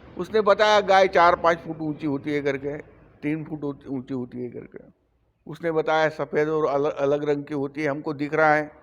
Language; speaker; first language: Hindi; non-native, local second language; Marathi